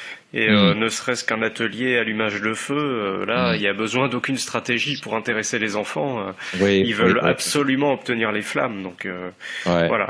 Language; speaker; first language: French; native; French